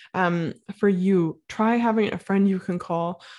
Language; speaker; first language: English; native; English